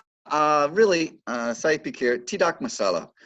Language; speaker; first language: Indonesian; non-native, learner; English